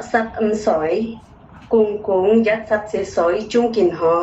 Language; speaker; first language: Cantonese; non-native, learner; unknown